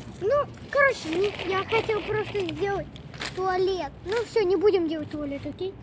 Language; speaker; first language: Russian; native; Russian